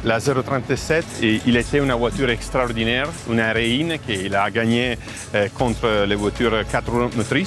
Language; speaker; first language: French; non-native, learner; Italian